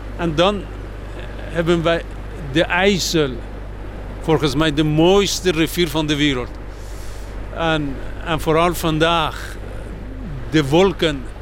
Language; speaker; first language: Dutch; non-native, fluent; Persian